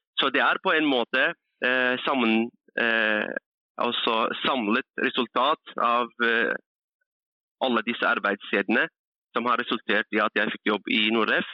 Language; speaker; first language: Norwegian; early bilingual, other home language; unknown